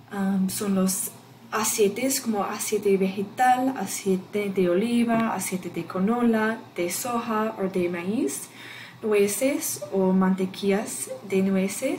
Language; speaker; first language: Spanish; non-native, fluent; English